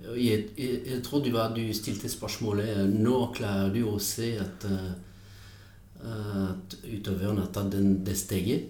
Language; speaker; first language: Norwegian; non-native, fluent; French